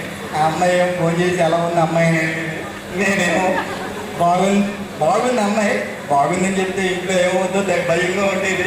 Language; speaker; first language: Telugu; native; Telugu